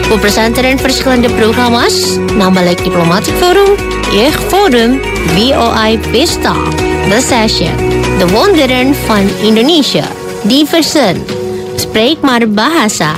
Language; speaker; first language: Dutch; non-native, fluent; Indonesian